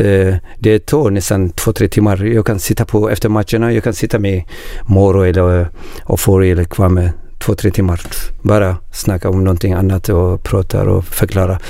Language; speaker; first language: Swedish; non-native, learner; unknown